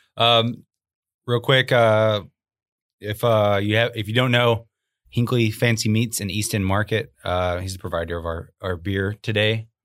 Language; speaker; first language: English; native; English